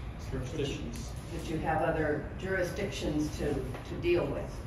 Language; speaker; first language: English; native; English